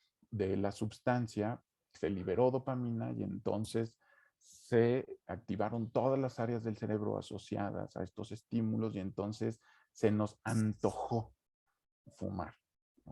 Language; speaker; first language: Spanish; native; Spanish